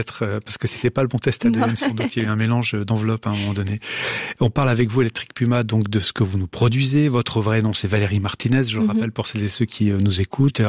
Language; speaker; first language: French; native; French